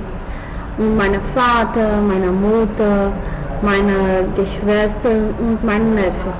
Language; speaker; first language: German; non-native, learner; Portuguese